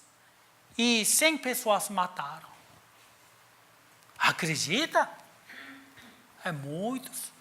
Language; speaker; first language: Portuguese; non-native, learner; Korean